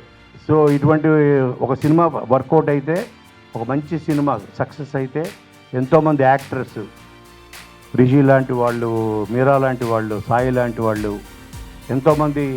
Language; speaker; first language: Telugu; native; Telugu